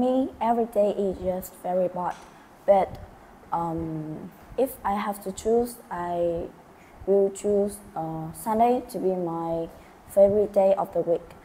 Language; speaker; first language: English; non-native, learner; Vietnamese